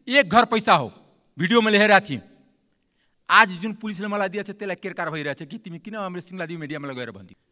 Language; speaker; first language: Nepali; non-native, local second language; Maithili